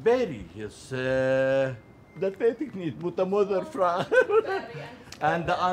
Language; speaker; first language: Dutch; non-native, learner; Arabic